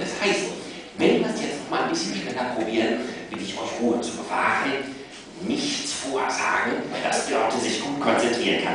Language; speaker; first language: German; native; German